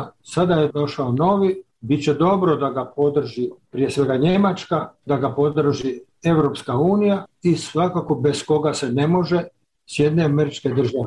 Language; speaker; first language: Serbian; native; Serbian